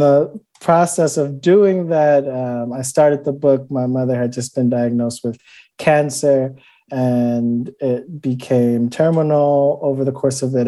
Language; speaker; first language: English; native; English